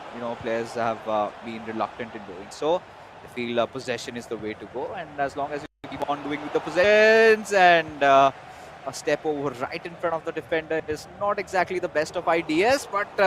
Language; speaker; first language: English; non-native, local second language; Hindi